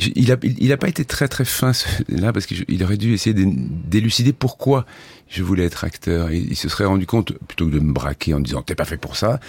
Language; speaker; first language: French; native; French